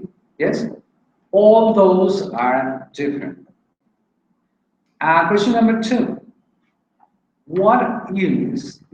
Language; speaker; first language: English; non-native, fluent; Spanish